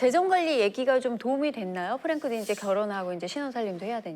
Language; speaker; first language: Korean; native; Korean